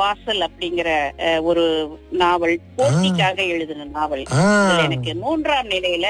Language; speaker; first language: Tamil; early bilingual, heritage; Tamil